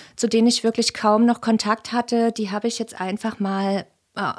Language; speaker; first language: German; native; German